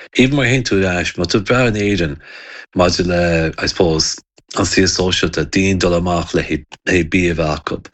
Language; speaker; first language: Irish; native; Irish